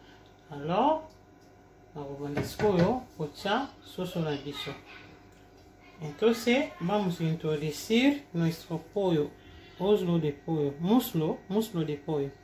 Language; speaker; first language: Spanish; non-native, learner; Lingala